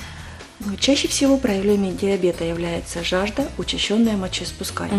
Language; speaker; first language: Russian; native; Russian